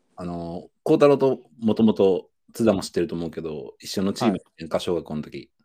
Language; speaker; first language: Japanese; native; Japanese